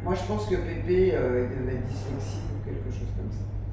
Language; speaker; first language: French; native; French